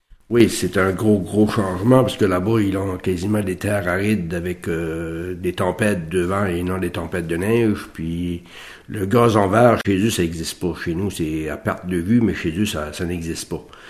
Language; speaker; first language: French; native; French